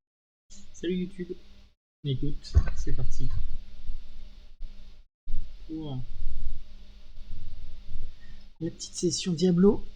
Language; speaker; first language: French; native; French